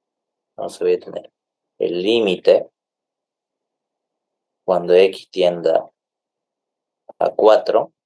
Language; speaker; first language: Spanish; native; Spanish